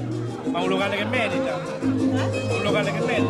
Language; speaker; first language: Italian; native; Italian